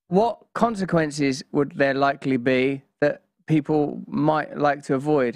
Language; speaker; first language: English; native; English